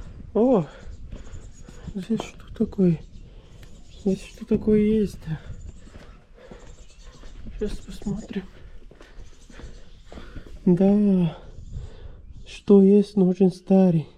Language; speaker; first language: Russian; non-native, learner; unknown